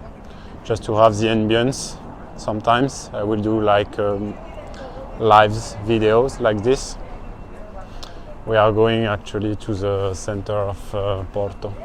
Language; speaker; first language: English; non-native, learner; French